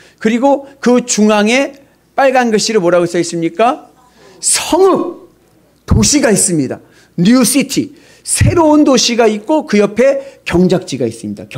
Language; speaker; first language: Korean; native; Korean